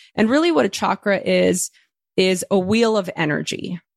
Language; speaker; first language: English; early bilingual, other home language; Spanish